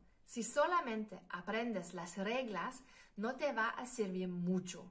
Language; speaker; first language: Spanish; non-native, fluent; German